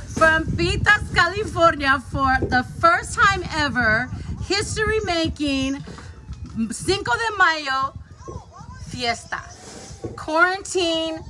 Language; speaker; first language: English; early bilingual, other home language; Spanish